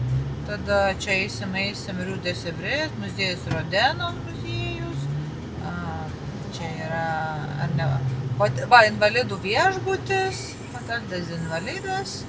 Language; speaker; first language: Lithuanian; native; Lithuanian